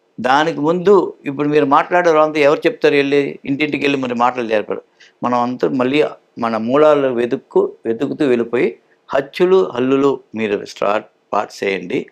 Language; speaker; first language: Telugu; early bilingual, heritage; Telugu